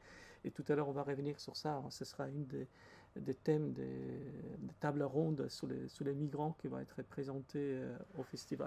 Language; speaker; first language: French; non-native, fluent; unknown